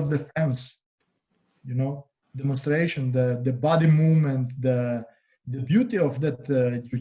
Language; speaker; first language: English; non-native, learner; Croatian